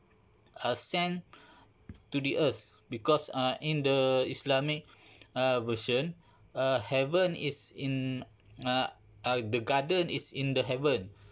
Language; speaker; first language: English; non-native, learner; Malay